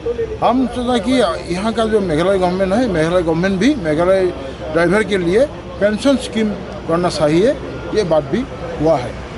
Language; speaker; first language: Hindi; non-native, local second language; Assamese